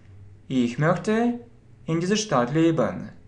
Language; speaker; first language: German; non-native, fluent; Russian